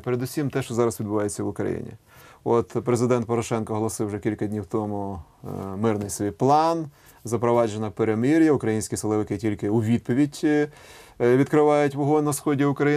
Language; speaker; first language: Ukrainian; native; Ukrainian